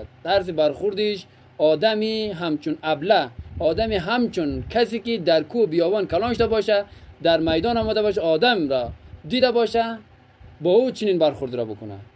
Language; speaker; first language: Persian; native; Persian